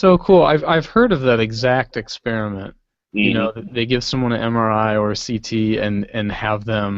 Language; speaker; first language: English; native; English